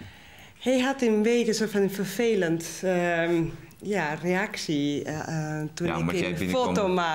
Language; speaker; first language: Dutch; non-native, learner; Spanish